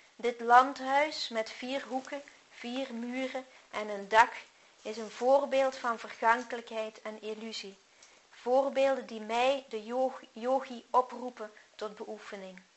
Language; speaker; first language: Dutch; native; Dutch